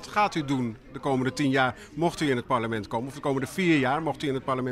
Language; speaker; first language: Dutch; native; Dutch